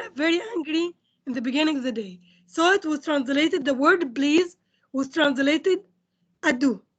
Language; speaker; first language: English; non-native, fluent; Indonesian